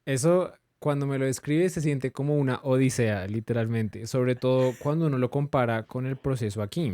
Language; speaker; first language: Spanish; native; Spanish